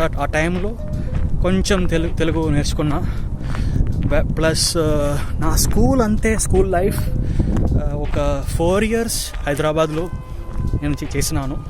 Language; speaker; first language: Telugu; non-native, local second language; Tamil